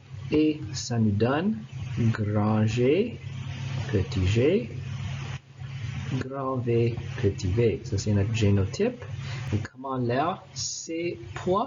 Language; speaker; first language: French; non-native, local second language; English